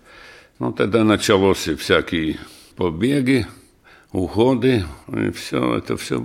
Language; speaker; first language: Russian; non-native, local second language; Latvian